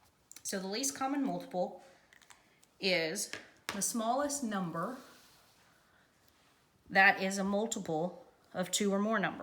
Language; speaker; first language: English; native; English